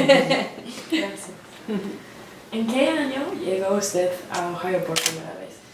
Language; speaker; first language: Spanish; non-native, learner; English